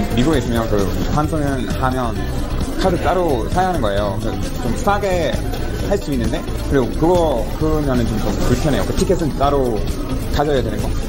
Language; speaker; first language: Korean; non-native, fluent; English